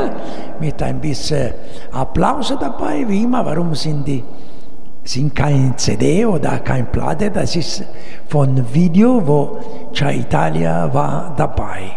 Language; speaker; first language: German; non-native, learner; Italian